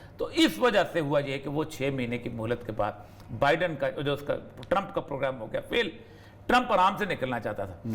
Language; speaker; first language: Urdu; non-native, local second language; Pashto